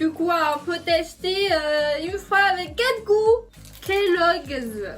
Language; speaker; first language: French; non-native, learner; Chinese